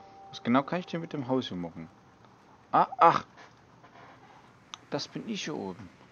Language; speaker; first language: German; native; German